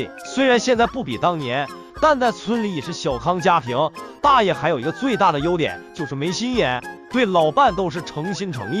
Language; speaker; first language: Chinese; native; Chinese